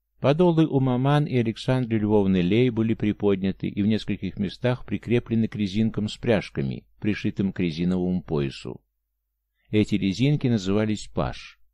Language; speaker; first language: Russian; native; Russian